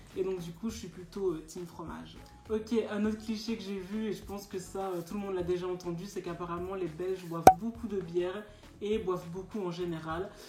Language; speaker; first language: French; native; French